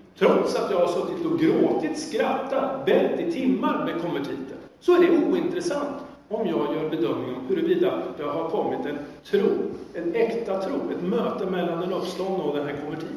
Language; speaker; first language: Swedish; native; Swedish